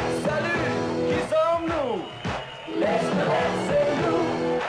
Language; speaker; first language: French; non-native, learner; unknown